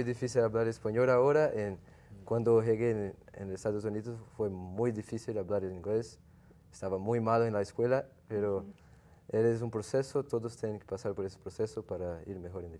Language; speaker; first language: Spanish; non-native, learner; Portuguese